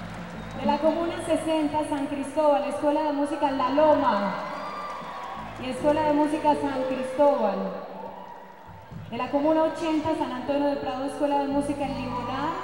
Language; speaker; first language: Spanish; native; Spanish